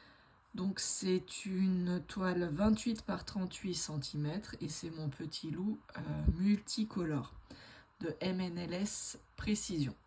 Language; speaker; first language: French; native; French